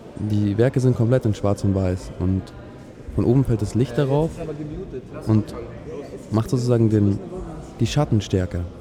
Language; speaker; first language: German; native; German